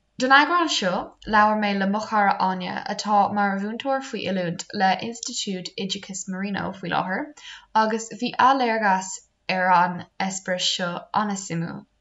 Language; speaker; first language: Irish; non-native, local second language; English